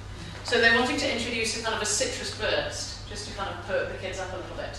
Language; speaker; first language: English; native; English